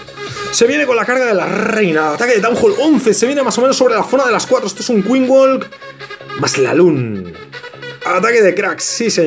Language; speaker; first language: Spanish; native; Spanish